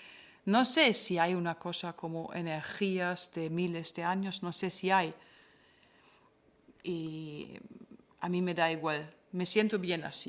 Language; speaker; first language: Spanish; non-native, fluent; German